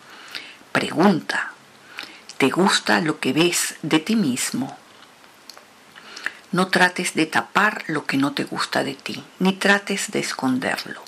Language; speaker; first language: Spanish; native; Spanish